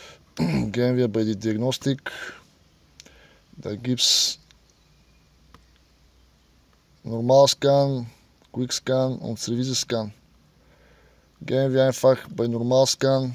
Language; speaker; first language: German; non-native, learner; Bulgarian